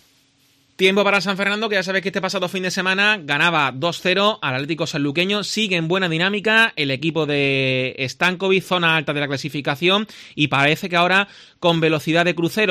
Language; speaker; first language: Spanish; native; Spanish